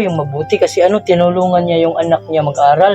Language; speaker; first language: Filipino; non-native, local second language; Cebuano